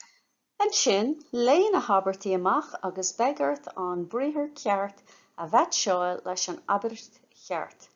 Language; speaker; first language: Irish; non-native, local second language; English